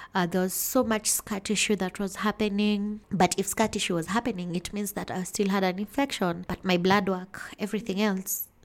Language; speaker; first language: English; non-native, local second language; Kikuyu